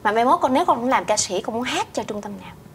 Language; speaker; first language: Vietnamese; native; Vietnamese